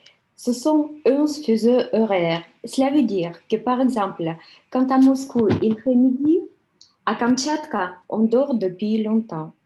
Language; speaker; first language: French; non-native, fluent; Russian